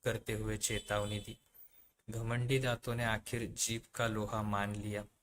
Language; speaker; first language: Hindi; non-native, local second language; Marathi